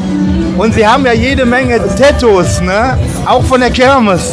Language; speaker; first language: German; native; German